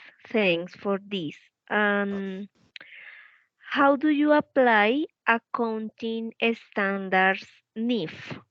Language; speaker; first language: English; non-native, learner; Spanish